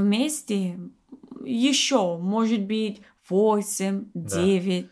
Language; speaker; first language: Russian; non-native, learner; English